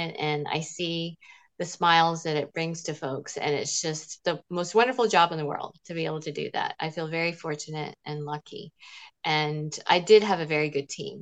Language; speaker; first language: English; native; English